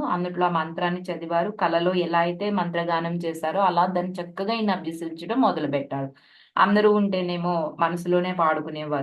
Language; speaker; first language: Telugu; native; Telugu